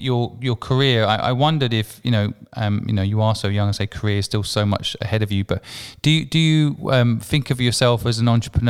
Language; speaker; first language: English; native; English